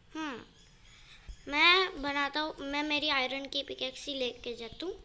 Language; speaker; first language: Hindi; non-native, local second language; Marathi